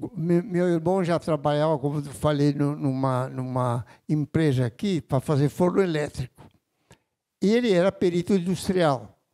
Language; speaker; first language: Portuguese; non-native, fluent; Italian